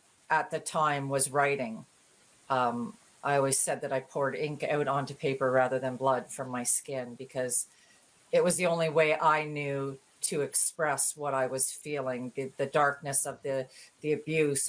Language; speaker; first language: English; native; English